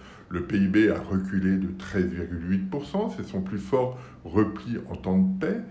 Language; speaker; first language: French; native; French